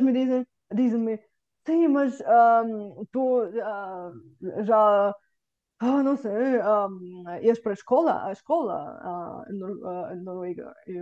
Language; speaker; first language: Portuguese; non-native, fluent; Bulgarian